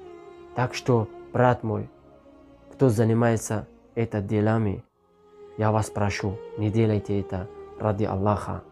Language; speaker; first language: Russian; non-native, learner; Tajik